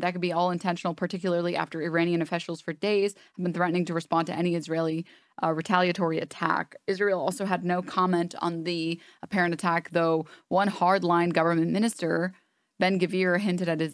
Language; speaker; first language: English; native; English